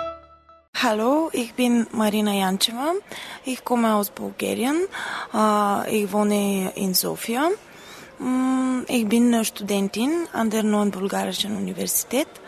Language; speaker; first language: German; non-native, learner; Bulgarian